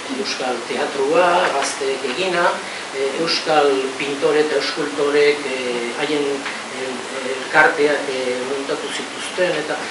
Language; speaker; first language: Basque; non-native, local second language; Spanish